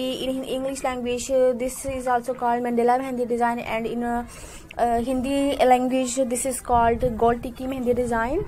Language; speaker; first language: English; non-native, local second language; Urdu